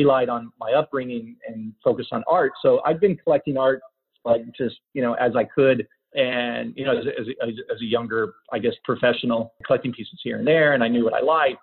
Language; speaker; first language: English; native; English